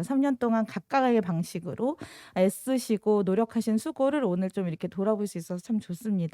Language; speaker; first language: Korean; native; Korean